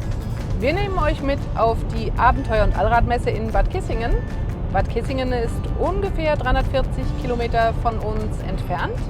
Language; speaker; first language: German; native; German